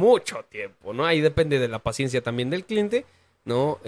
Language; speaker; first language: Spanish; native; Spanish